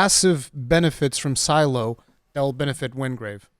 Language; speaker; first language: English; native; English